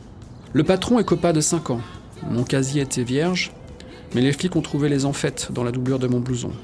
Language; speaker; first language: French; native; French